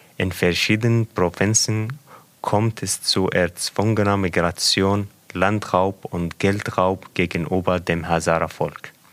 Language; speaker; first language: German; non-native, fluent; Persian